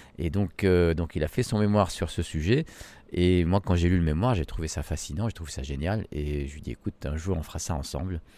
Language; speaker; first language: French; non-native, local second language; Arabic